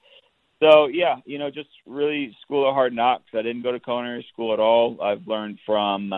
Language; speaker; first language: English; native; English